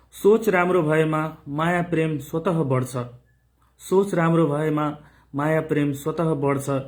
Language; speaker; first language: Nepali; non-native, local second language; Maithili